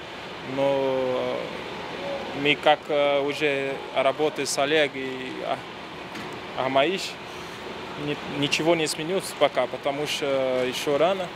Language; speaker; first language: Russian; non-native, learner; Portuguese